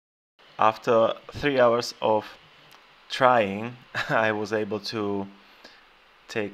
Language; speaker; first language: English; non-native, fluent; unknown